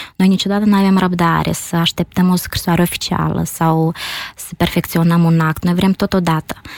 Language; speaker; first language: Romanian; native; Romanian